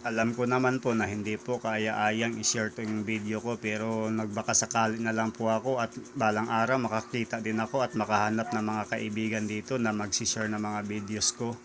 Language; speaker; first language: Filipino; non-native, local second language; Cebuano